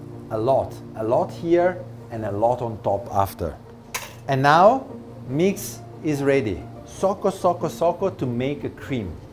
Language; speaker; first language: English; non-native, fluent; Italian